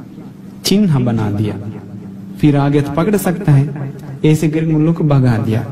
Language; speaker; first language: Hindi; non-native, fluent; Sinhala